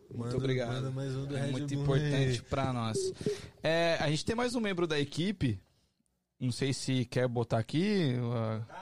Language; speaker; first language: Portuguese; native; Portuguese